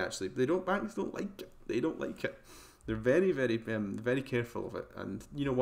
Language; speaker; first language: English; native; English